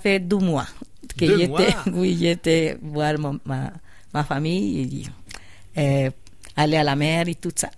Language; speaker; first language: French; non-native, fluent; Spanish